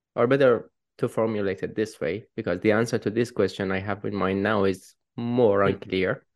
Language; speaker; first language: English; non-native, fluent; Persian